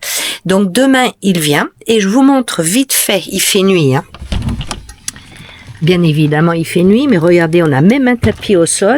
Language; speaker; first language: French; native; French